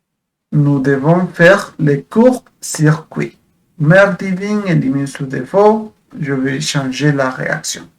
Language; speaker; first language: French; non-native, fluent; Spanish